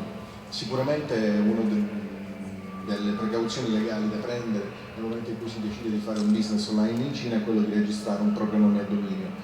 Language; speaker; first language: Italian; native; Italian